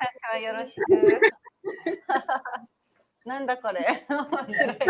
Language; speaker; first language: Japanese; native; Japanese